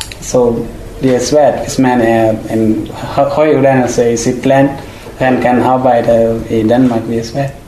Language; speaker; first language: Danish; non-native, learner; Tamil